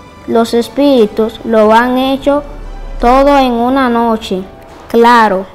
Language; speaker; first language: Spanish; native; Spanish